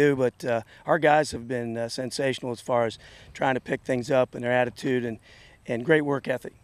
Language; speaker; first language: English; native; English